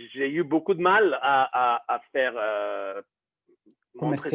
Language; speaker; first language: French; non-native, fluent; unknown